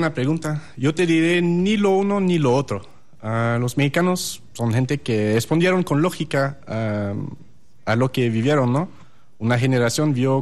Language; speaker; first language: Spanish; non-native, fluent; French